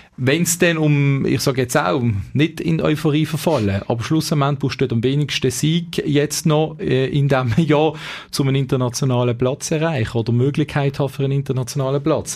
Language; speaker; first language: German; native; German